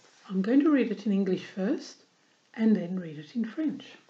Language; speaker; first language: English; non-native, fluent; French